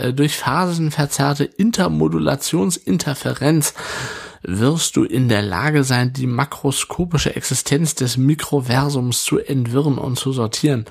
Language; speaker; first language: German; native; German